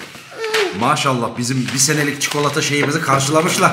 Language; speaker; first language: Turkish; native; Turkish